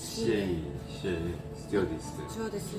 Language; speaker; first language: Japanese; non-native, learner; Korean